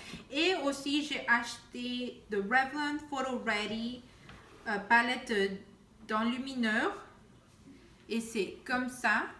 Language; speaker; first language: French; non-native, fluent; Spanish